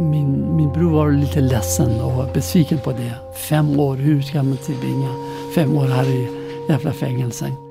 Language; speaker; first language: Swedish; non-native, learner; Persian